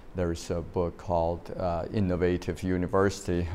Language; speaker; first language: English; non-native, fluent; Chinese